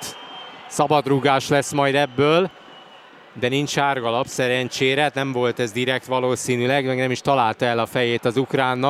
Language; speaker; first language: Hungarian; native; Hungarian